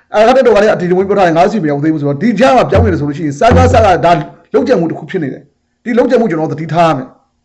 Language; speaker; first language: Burmese; native; Burmese